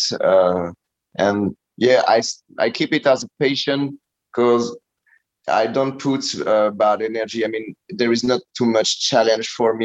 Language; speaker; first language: English; non-native, learner; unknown